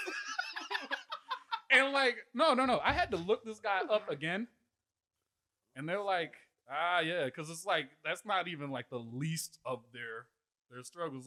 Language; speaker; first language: English; native; English